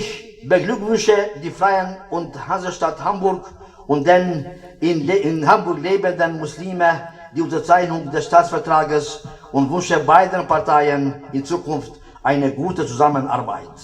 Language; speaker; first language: German; non-native, learner; Albanian